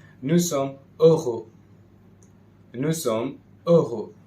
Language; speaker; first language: French; non-native, fluent; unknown